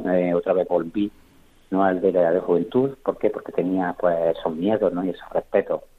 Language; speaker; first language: Spanish; native; Spanish